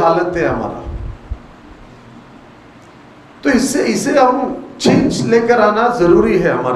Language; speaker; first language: Hindi; non-native, local second language; Urdu